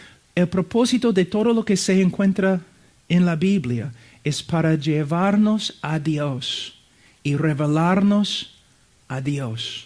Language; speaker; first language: Spanish; non-native, fluent; English